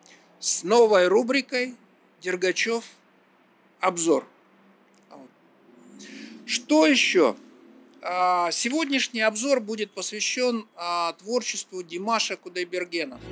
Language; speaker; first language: Russian; native; Russian